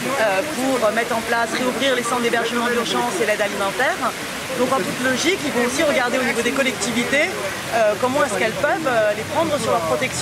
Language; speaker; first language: French; native; French